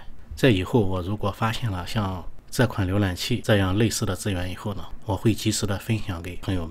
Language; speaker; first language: Chinese; native; Chinese